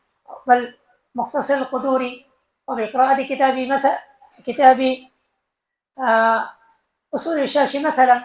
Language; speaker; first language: Arabic; non-native, fluent; Bangla